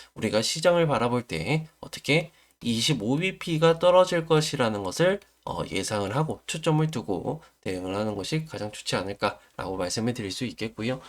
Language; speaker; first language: Korean; native; Korean